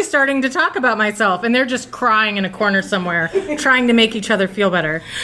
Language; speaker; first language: English; native; English